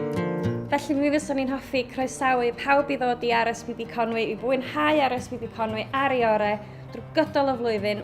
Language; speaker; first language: Welsh; native; Welsh